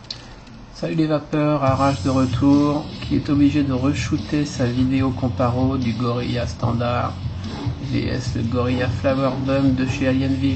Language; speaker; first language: French; native; French